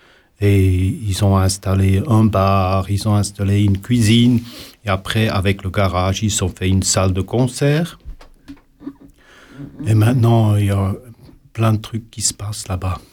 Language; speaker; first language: French; non-native, local second language; German